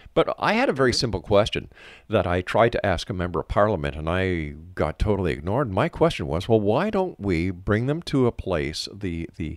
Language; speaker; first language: English; native; English